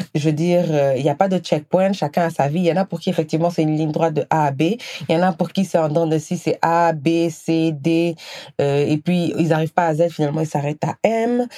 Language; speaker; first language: French; non-native, local second language; Wolof